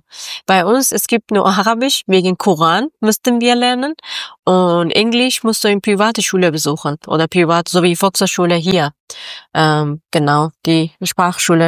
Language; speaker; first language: German; non-native, learner; Persian